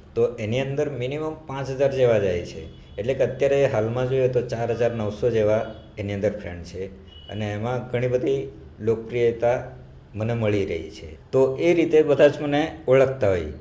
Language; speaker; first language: Gujarati; non-native, local second language; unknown